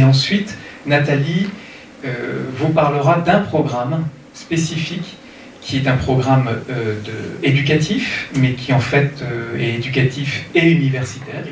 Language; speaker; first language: French; native; French